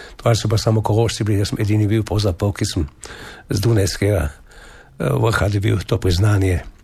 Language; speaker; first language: Slovenian; native; Slovenian